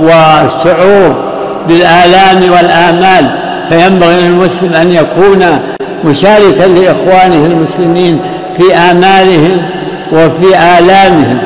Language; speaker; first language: Arabic; native; Arabic